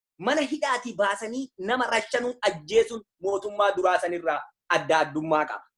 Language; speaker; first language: Oromo; native; Oromo